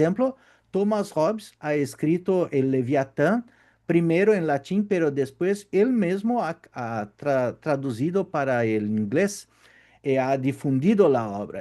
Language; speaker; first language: Spanish; non-native, fluent; Portuguese